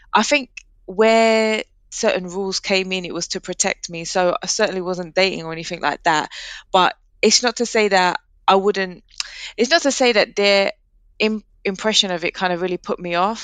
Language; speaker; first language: English; native; English